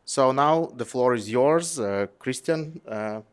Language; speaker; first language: English; non-native, fluent; Latvian